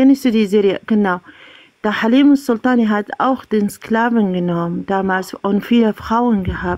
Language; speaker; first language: German; non-native, learner; Arabic